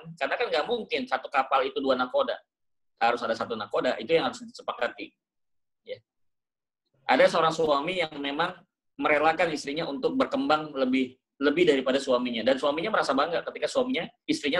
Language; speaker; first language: Indonesian; native; Indonesian